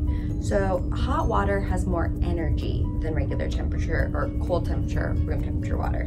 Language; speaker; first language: English; native; English